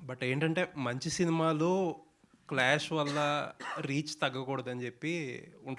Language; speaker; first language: Telugu; native; Telugu